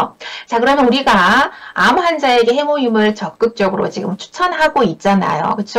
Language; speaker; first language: Korean; native; Korean